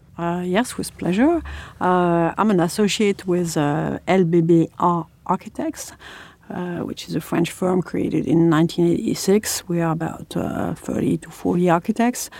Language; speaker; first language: English; non-native, fluent; French